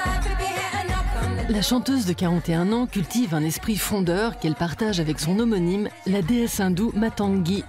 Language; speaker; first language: French; native; French